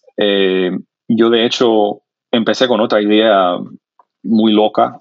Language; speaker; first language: Spanish; non-native, fluent; English